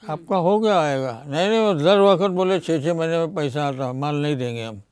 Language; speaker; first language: Hindi; non-native, local second language; Marathi